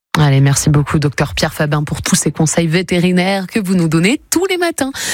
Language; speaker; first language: French; native; French